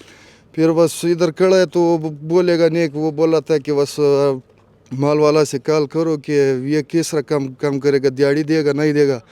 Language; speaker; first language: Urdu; non-native, local second language; Pashto